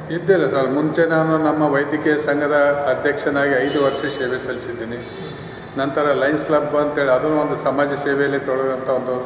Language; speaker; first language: Kannada; native; Kannada